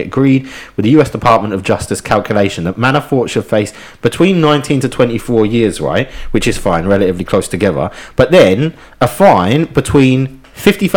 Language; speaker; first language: English; native; English